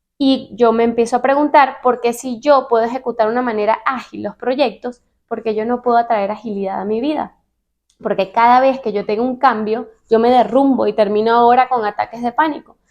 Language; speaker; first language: Spanish; native; Spanish